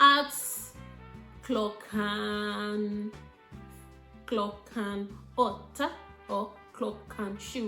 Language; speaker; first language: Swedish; non-native, learner; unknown